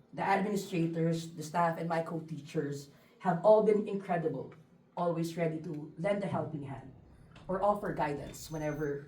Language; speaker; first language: English; non-native, local second language; Filipino